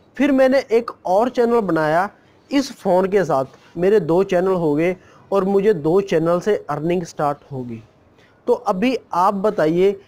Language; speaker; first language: Hindi; non-native, local second language; Punjabi